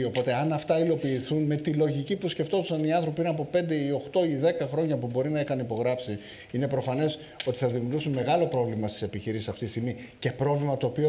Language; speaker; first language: Greek; native; Greek